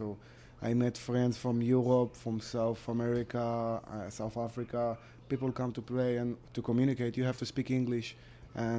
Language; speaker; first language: English; non-native, learner; Hebrew